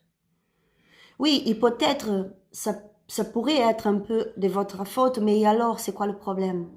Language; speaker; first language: French; non-native, learner; Spanish